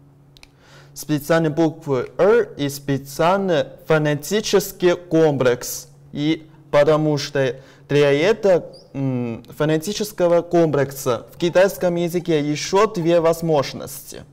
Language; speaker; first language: Russian; non-native, learner; Chinese